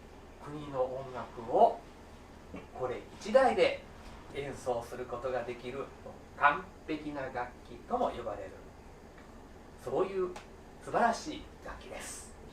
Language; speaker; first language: Japanese; native; Japanese